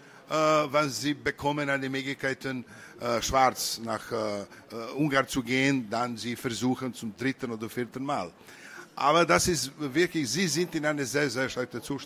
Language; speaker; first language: German; non-native, learner; Serbian